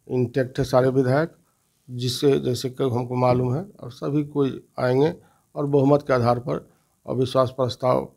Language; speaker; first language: Hindi; native; Hindi